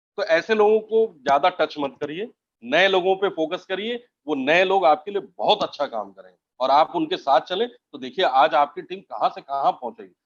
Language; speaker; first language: Hindi; native; Hindi